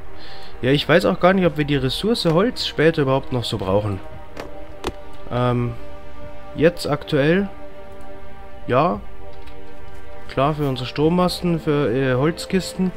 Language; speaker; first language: German; native; German